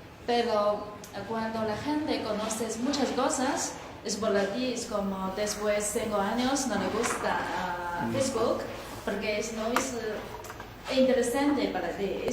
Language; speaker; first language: Spanish; non-native, learner; Chinese